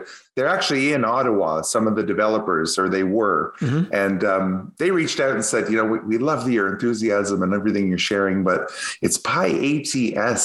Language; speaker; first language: English; native; English